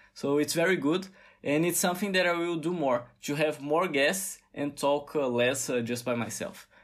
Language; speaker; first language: English; non-native, fluent; Portuguese